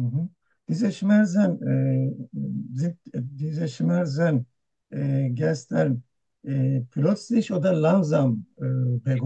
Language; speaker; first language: German; non-native, learner; Turkish